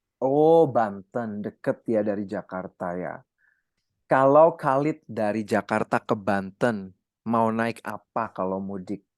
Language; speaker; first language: Indonesian; native; Indonesian